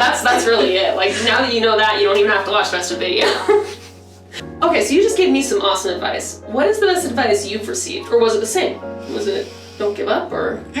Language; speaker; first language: English; native; English